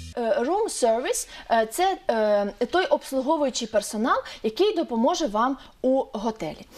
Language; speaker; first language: Ukrainian; native; Ukrainian